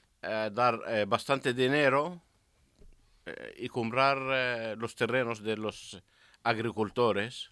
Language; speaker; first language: Spanish; non-native, learner; Arabic